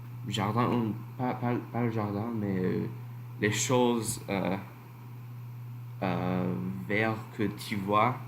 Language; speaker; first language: French; non-native, learner; English